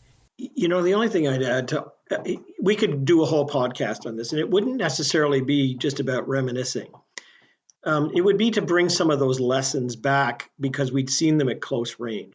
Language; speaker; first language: English; native; English